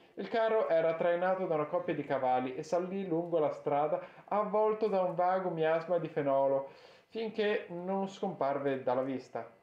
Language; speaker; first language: Italian; native; Italian